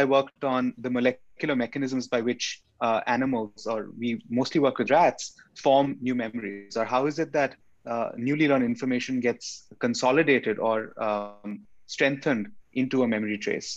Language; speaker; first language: English; non-native, local second language; Hindi